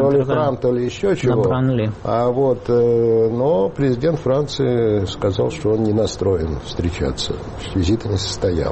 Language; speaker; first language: Russian; native; Russian